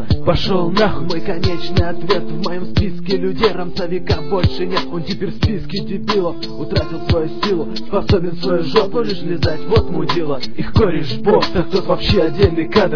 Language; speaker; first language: Russian; native; Russian